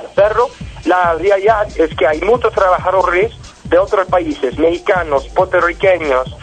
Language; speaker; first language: Spanish; non-native, learner; English